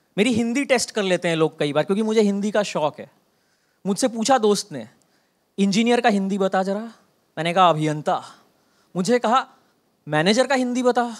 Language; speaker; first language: Hindi; non-native, local second language; Bangla